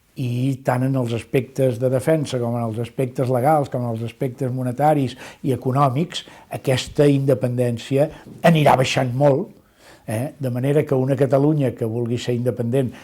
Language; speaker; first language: Catalan; native; Catalan